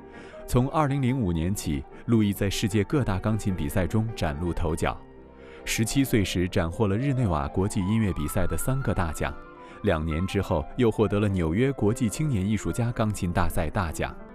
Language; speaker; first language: Chinese; native; Chinese